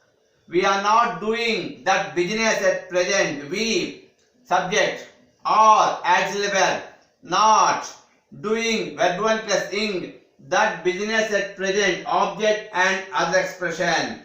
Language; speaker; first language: English; non-native, local second language; Telugu